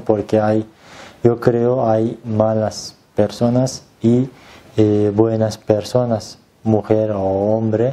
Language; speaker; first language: Spanish; non-native, learner; Turkish